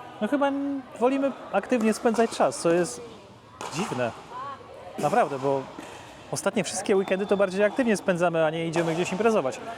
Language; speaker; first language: Polish; native; Polish